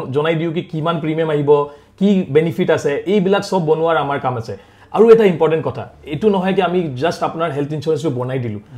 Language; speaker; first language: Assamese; non-native, local second language; Hindi